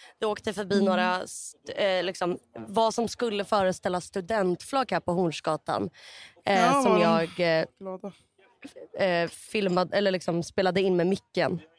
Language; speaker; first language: Swedish; native; Swedish